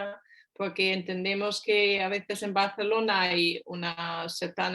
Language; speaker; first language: Spanish; non-native, fluent; German